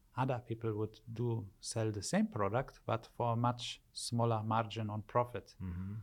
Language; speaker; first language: English; early bilingual, other home language; German